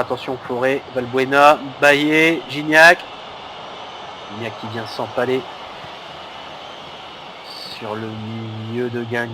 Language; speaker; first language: French; native; French